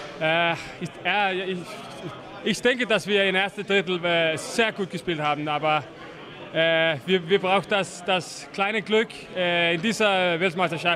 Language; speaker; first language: German; non-native, learner; Danish